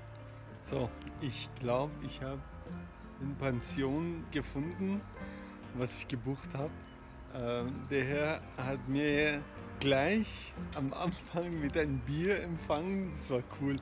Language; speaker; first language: German; non-native, fluent; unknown